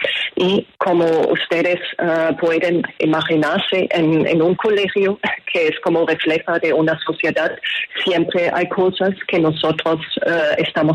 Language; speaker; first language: Spanish; non-native, fluent; German